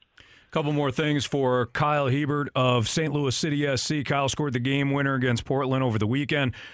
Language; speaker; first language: English; native; English